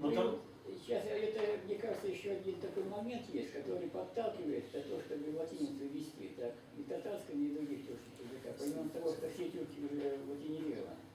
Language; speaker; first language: Russian; native; Russian